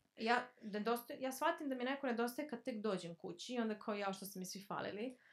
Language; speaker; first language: Croatian; early bilingual, heritage; Serbian